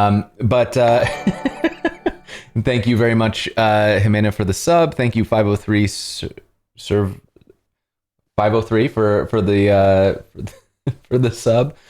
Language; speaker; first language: English; native; English